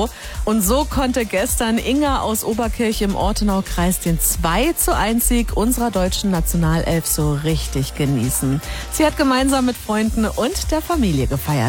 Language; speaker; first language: German; native; German